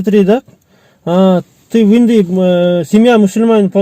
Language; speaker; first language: Russian; non-native, local second language; Kyrgyz